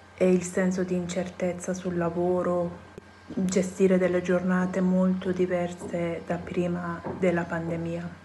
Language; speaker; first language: Italian; non-native, fluent; Persian